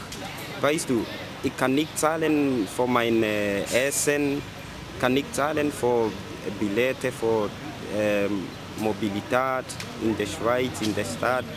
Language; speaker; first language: German; non-native, learner; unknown